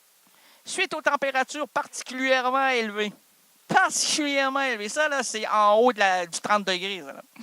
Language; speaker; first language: French; native; French